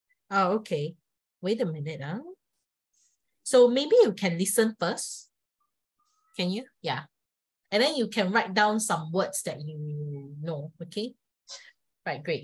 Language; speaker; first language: English; non-native, local second language; Chinese